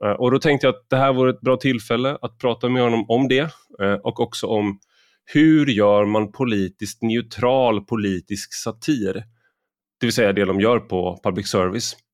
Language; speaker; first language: Swedish; native; Swedish